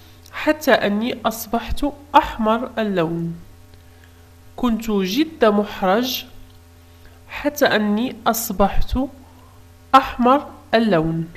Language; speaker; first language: Arabic; native; Arabic